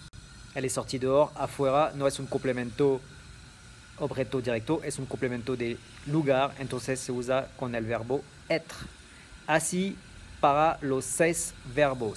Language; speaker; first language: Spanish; non-native, fluent; French